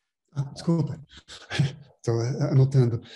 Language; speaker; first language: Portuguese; non-native, fluent; English